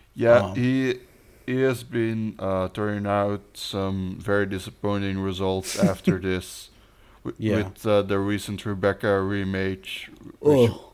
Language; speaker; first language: English; non-native, fluent; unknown